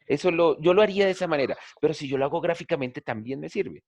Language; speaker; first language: Spanish; native; Spanish